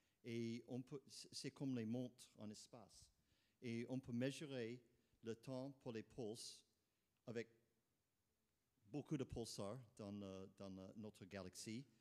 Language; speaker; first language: French; non-native, fluent; English